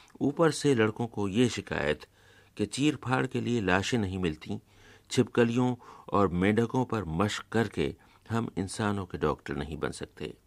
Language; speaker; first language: Urdu; native; Urdu